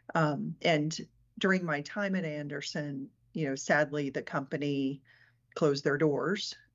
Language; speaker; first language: English; native; English